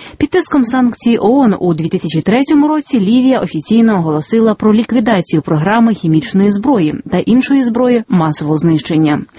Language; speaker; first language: Ukrainian; native; Ukrainian